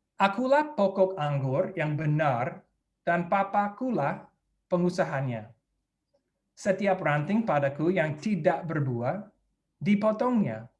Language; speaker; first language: Indonesian; non-native, fluent; English